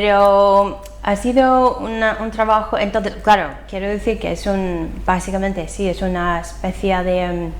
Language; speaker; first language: Spanish; non-native, fluent; English